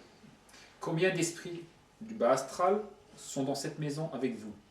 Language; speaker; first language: French; native; French